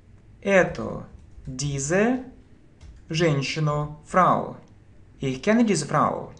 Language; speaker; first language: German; non-native, fluent; Russian